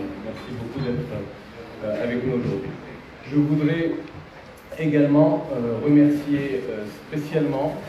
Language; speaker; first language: French; non-native, local second language; Arabic